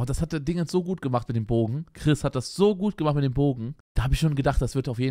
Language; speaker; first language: German; native; German